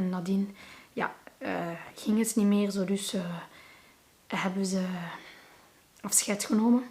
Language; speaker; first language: Dutch; non-native, local second language; Arabic